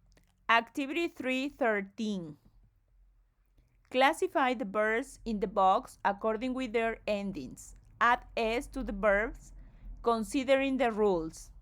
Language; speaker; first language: English; non-native, fluent; Spanish